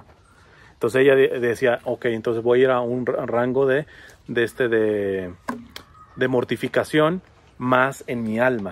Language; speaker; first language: Spanish; native; Spanish